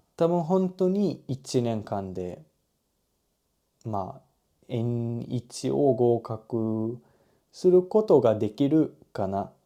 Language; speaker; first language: Japanese; non-native, learner; German